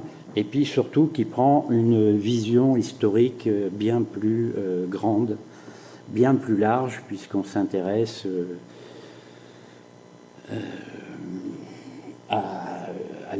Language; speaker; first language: French; native; French